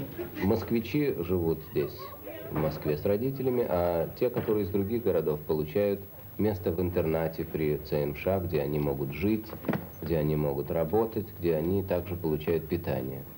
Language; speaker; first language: Russian; native; Russian